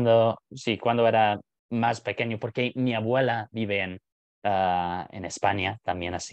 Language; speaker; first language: Spanish; non-native, fluent; English